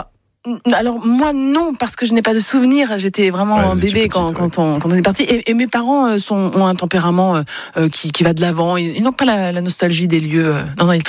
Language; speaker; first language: French; native; French